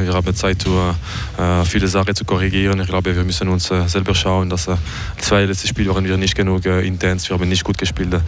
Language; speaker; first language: German; non-native, learner; French